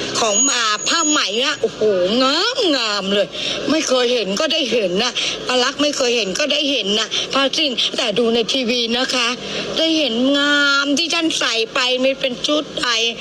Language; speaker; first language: Thai; native; Thai